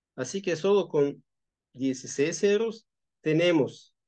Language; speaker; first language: Spanish; non-native, fluent; Bulgarian